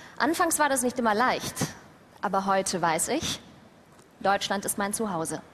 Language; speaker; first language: German; early bilingual, other home language; Turkish